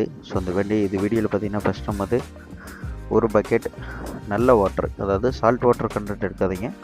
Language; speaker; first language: Tamil; native; Tamil